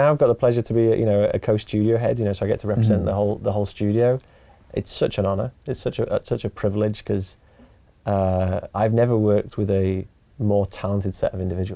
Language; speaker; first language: English; native; English